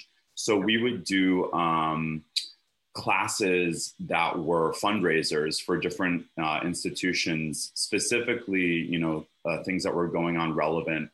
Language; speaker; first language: English; native; English